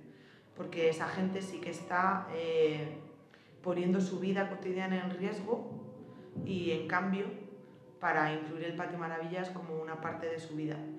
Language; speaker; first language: Spanish; non-native, local second language; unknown